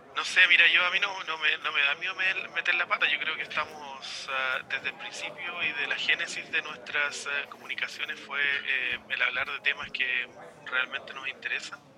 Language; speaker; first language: Spanish; native; Spanish